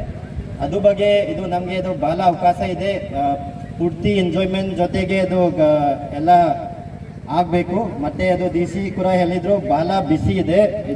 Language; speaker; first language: Kannada; non-native, fluent; Manipuri